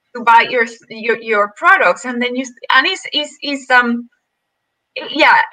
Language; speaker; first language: English; non-native, fluent; Spanish